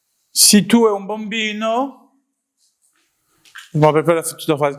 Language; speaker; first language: Italian; non-native, learner; French